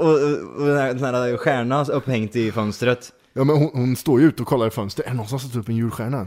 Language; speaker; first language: Swedish; native; Swedish